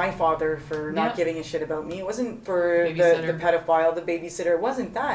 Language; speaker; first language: English; native; English